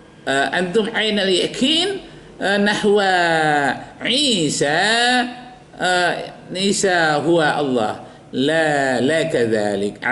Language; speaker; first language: Arabic; non-native, fluent; Indonesian